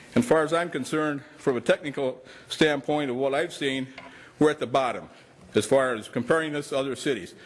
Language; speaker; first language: English; native; English